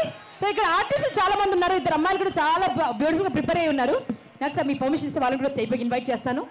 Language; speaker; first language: Telugu; native; Telugu